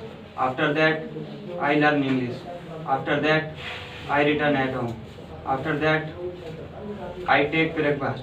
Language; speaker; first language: English; non-native, learner; Hindi